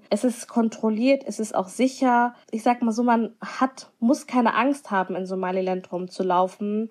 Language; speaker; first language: German; non-native, local second language; Somali